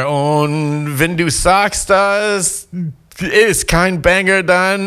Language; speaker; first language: German; non-native, fluent; English